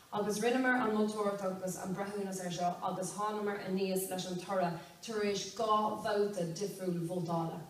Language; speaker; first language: Irish; non-native, local second language; English